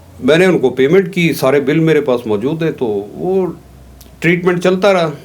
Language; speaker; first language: Urdu; non-native, local second language; Punjabi